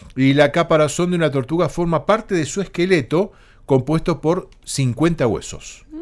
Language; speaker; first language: Spanish; native; Spanish